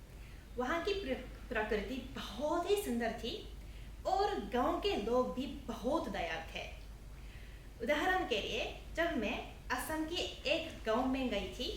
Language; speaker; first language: Hindi; non-native, fluent; Japanese